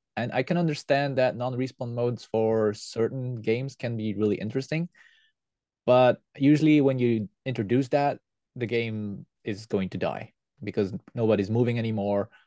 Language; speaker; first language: English; non-native, fluent; Dutch